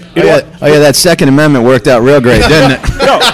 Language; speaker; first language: English; native; English